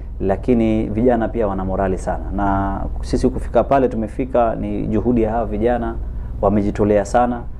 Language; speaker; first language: Swahili; native; Swahili